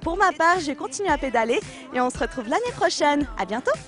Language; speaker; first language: French; native; French